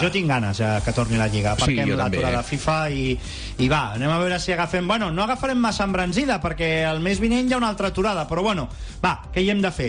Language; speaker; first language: Catalan; native; Catalan